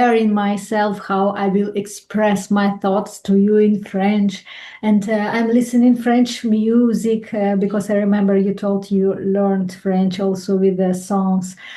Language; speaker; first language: English; non-native, fluent; Russian